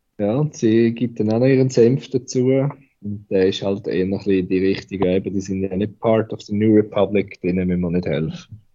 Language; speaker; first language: German; native; German